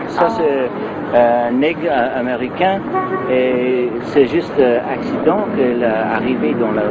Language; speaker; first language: French; non-native, learner; English